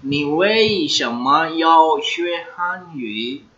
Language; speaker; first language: Chinese; non-native, fluent; Urdu